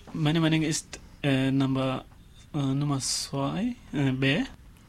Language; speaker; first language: German; non-native, learner; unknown